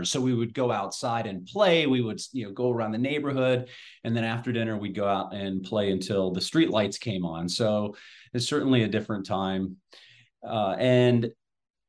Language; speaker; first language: English; native; English